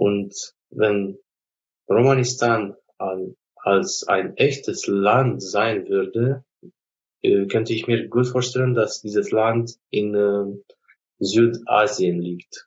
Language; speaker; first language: German; non-native, fluent; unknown